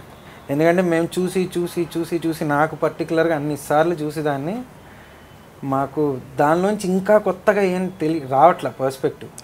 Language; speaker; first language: Telugu; native; Telugu